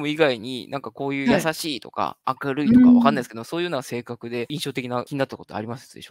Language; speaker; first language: Japanese; native; Japanese